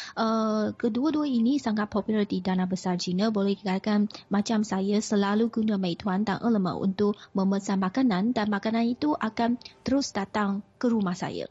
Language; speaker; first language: Malay; non-native, fluent; Chinese